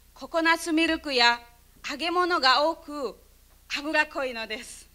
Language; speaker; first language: Japanese; non-native, fluent; Indonesian